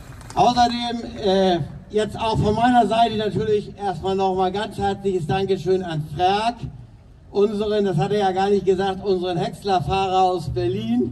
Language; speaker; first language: German; native; German